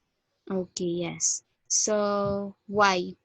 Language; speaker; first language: English; non-native, fluent; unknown